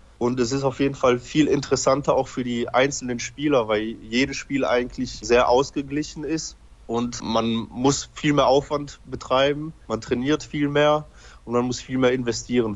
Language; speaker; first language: German; early bilingual, other home language; Polish